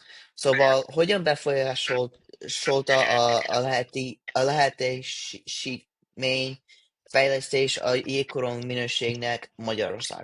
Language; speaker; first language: Hungarian; early bilingual, heritage; English